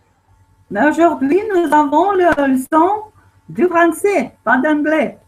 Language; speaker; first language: French; non-native, fluent; Russian